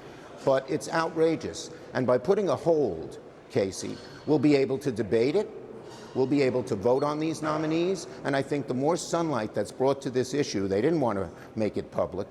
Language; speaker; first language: English; native; English